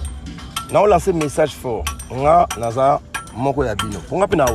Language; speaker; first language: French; non-native, local second language; Lingala